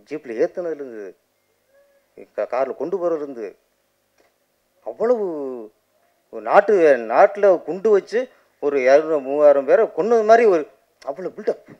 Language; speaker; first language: Tamil; native; Tamil